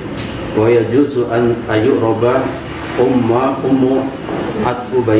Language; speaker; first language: Arabic; non-native, learner; Indonesian